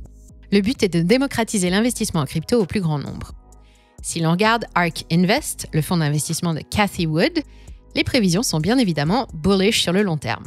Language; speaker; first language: French; native; French